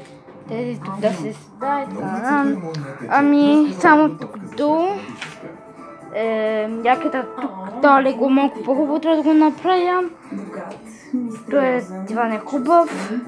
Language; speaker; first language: Bulgarian; early bilingual, heritage; Bulgarian